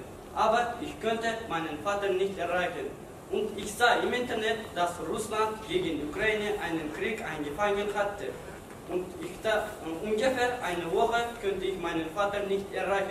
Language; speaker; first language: German; non-native, learner; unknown